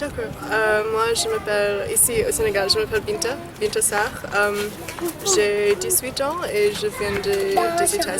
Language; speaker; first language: French; early bilingual, heritage; Chinese